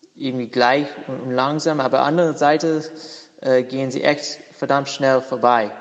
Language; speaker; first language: German; non-native, learner; English